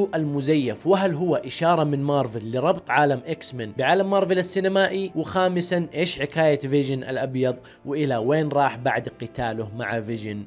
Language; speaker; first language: Arabic; native; Arabic